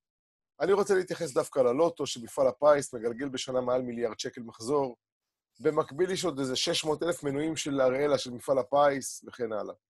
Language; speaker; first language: Hebrew; native; Hebrew